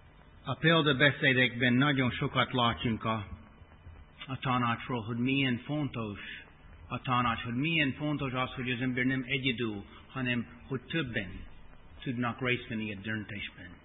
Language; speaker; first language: Hungarian; non-native, fluent; English